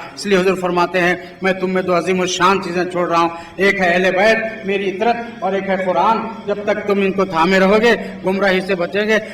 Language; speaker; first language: Urdu; native; Urdu